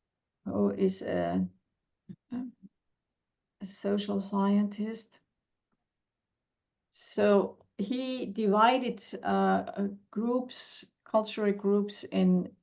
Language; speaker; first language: English; non-native, fluent; German